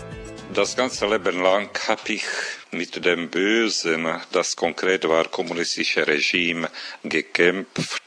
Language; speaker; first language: German; non-native, fluent; Slovak